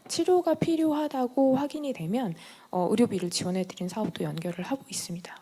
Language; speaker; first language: Korean; native; Korean